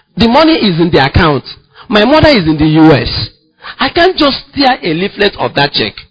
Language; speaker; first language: English; non-native, local second language; Igbo